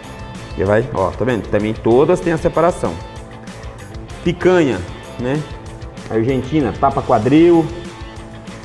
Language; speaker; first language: Portuguese; native; Portuguese